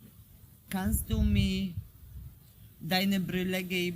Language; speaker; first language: German; non-native, fluent; Polish